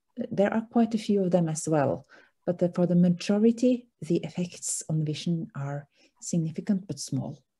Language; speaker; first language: English; non-native, fluent; Norwegian